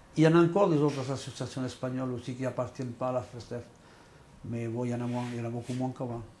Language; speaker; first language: French; non-native, fluent; Spanish